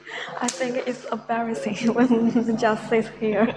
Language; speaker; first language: English; non-native, fluent; Chinese